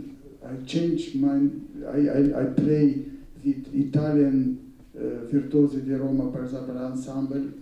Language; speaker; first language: English; non-native, learner; Russian